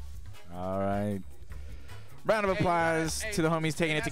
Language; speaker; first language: English; native; English